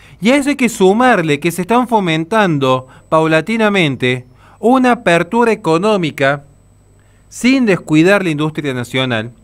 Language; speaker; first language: Spanish; native; Spanish